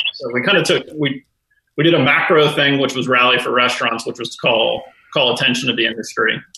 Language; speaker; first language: English; native; English